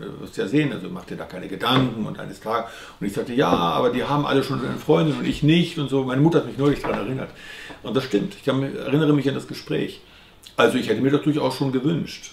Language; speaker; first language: German; native; German